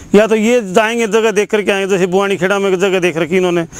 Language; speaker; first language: Hindi; native; Hindi